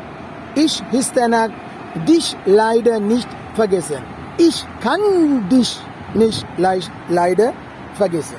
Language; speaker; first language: German; non-native, fluent; Sinhala